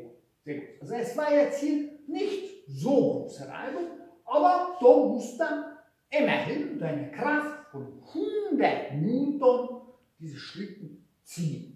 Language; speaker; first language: German; non-native, fluent; Hungarian